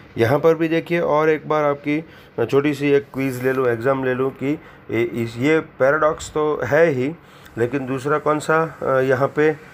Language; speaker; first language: Hindi; non-native, local second language; Gujarati